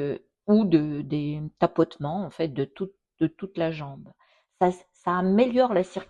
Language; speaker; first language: French; non-native, fluent; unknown